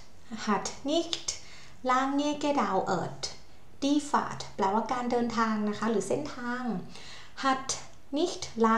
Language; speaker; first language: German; non-native, learner; Thai